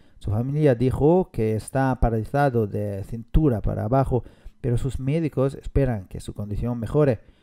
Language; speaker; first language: Spanish; non-native, fluent; Hungarian